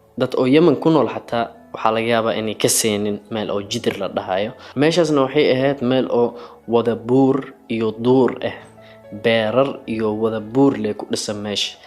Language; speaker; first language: Somali; early bilingual, heritage; Somali